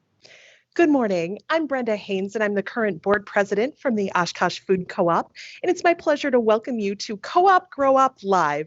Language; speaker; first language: English; native; English